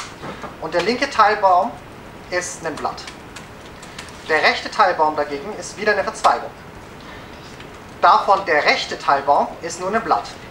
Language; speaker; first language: German; native; German